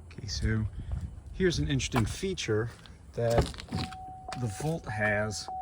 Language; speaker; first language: English; native; English